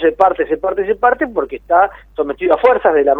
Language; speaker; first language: Spanish; native; Spanish